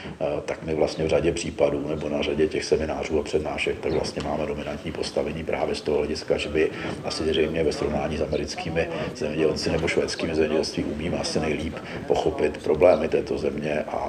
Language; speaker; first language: Czech; native; Czech